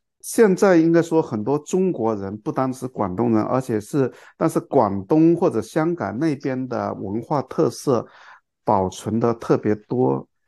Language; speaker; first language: Chinese; non-native, local second language; Cantonese